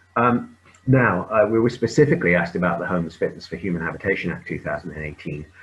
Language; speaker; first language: English; native; English